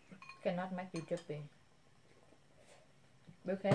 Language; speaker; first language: English; non-native, learner; Vietnamese